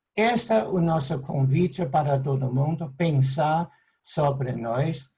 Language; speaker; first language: Portuguese; non-native, fluent; German